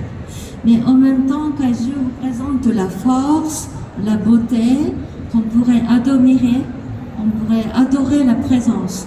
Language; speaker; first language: French; non-native, fluent; Japanese